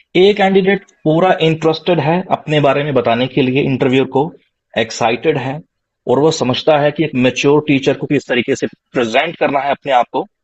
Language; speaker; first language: Hindi; non-native, local second language; Punjabi